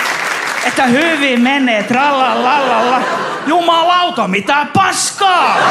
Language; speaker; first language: Finnish; native; Finnish